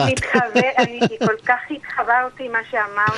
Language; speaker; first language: Hebrew; non-native, fluent; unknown